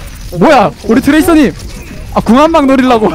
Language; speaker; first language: Korean; native; Korean